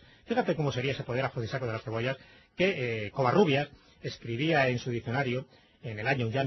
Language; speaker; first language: Spanish; native; Spanish